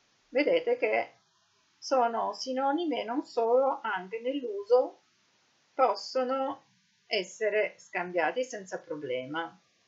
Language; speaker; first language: Italian; native; Italian